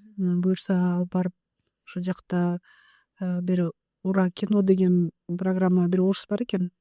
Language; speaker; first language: Kyrgyz; native; Kyrgyz